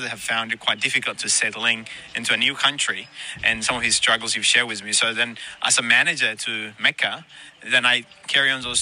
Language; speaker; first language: English; native; English